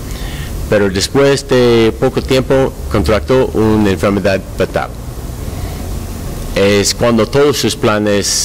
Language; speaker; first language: Spanish; non-native, learner; English